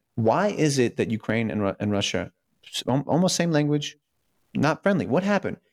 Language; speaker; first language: English; early bilingual, other home language; Russian